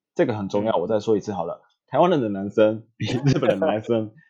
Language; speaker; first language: Chinese; non-native, fluent; Japanese